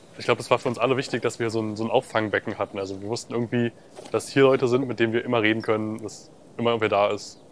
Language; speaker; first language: German; native; German